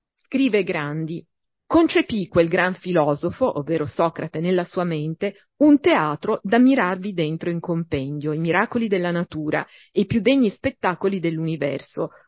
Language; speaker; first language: Italian; native; Italian